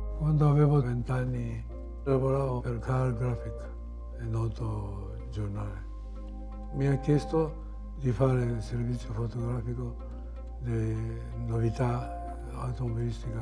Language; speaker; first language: Italian; non-native, fluent; Japanese